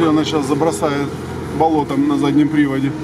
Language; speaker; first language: Russian; native; Russian